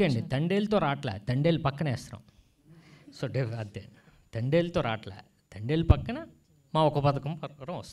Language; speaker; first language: Telugu; native; Telugu